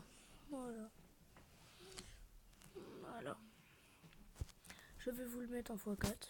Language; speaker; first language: French; native; French